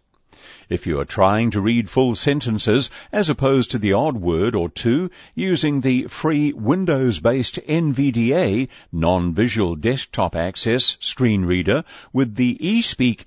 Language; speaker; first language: English; native; English